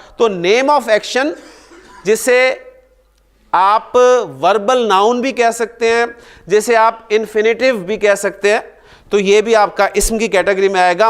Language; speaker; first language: Urdu; native; Urdu